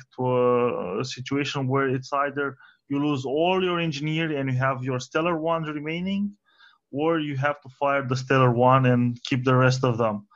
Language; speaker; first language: English; non-native, fluent; Romanian